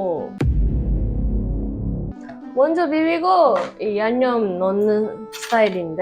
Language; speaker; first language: Korean; non-native, fluent; Japanese